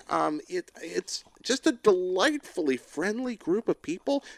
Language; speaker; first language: English; native; English